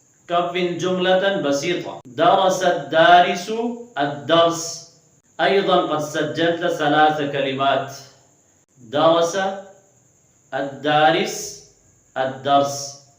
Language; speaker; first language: Arabic; non-native, fluent; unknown